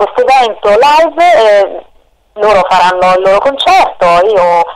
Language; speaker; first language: Italian; native; Italian